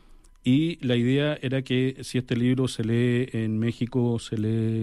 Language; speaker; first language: Spanish; native; Spanish